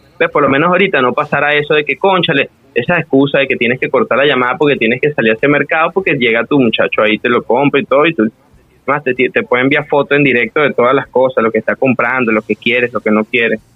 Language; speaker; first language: Spanish; native; Spanish